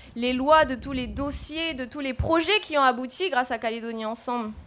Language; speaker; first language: French; native; French